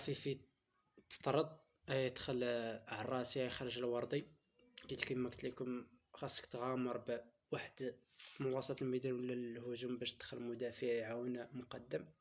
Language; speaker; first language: Arabic; native; Arabic